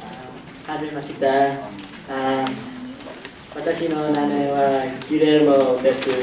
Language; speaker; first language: Japanese; non-native, learner; English